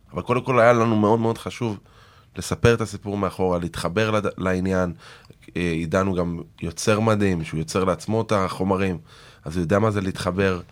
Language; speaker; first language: Hebrew; native; Hebrew